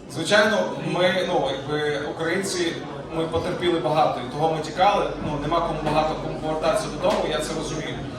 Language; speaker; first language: Ukrainian; native; Ukrainian